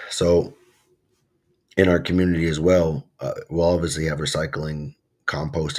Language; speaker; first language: English; native; English